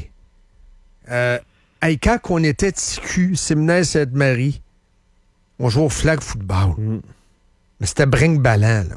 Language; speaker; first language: French; native; French